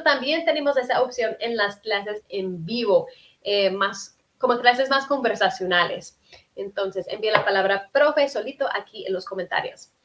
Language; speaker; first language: Spanish; early bilingual, heritage; Spanish